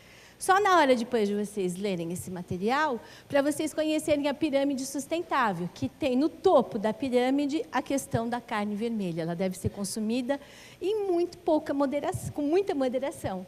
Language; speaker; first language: Portuguese; native; Portuguese